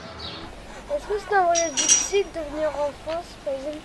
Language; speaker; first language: French; early bilingual, other home language; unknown